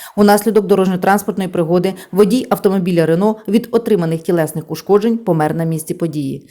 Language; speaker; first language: Ukrainian; native; Ukrainian